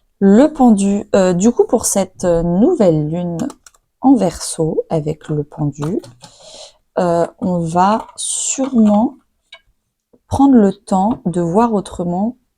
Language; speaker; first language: French; native; French